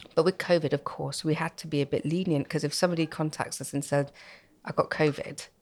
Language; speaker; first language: English; native; English